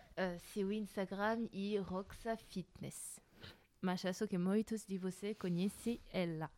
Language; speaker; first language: Portuguese; non-native, learner; French